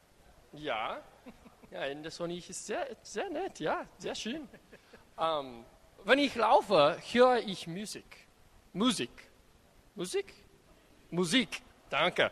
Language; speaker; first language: German; non-native, learner; English